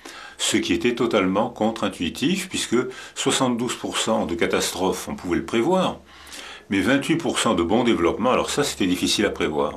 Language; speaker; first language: French; native; French